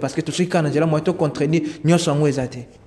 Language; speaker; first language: French; non-native, local second language; Lingala